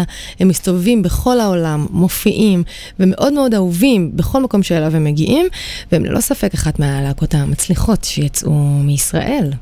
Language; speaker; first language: Hebrew; native; Hebrew